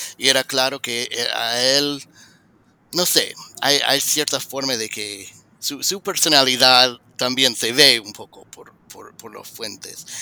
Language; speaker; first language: Spanish; non-native, fluent; English